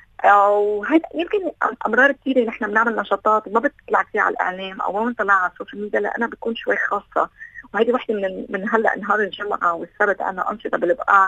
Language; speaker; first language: Arabic; native; Arabic